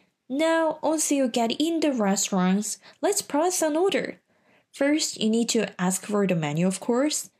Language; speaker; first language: English; non-native, fluent; Korean